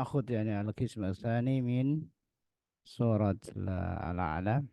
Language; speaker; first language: Arabic; non-native, fluent; Indonesian